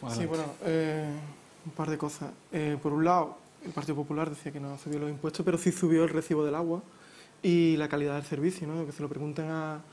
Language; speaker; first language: Spanish; native; Spanish